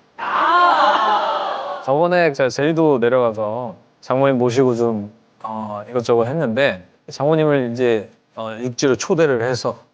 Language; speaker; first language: Korean; native; Korean